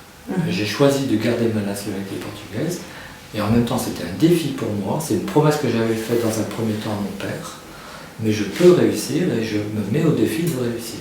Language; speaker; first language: French; early bilingual, other home language; Portuguese